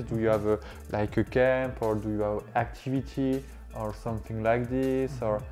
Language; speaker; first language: English; non-native, learner; French